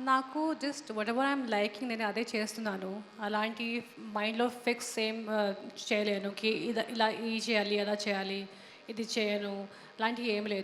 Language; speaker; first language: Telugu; non-native, local second language; Hindi